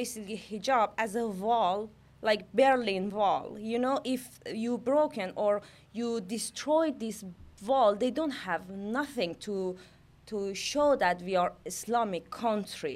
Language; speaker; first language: English; non-native, learner; Persian